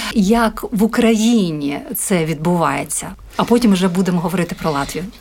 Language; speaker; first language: Ukrainian; native; Ukrainian